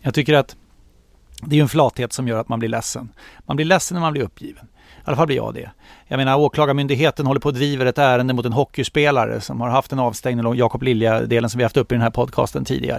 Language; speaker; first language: Swedish; native; Swedish